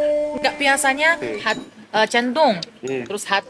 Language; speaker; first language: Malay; non-native, fluent; Chinese